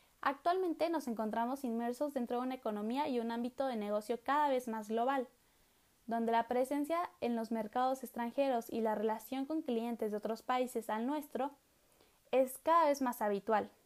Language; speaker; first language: Spanish; native; Spanish